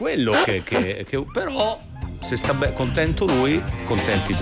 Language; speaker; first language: Italian; native; Italian